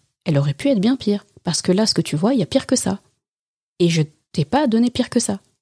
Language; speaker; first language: French; native; French